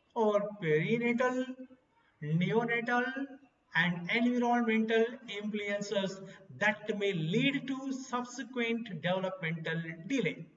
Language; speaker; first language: English; non-native, local second language; Kannada